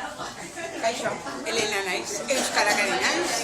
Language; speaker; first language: Basque; non-native, local second language; Spanish